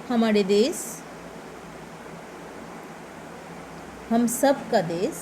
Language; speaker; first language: Hindi; non-native, local second language; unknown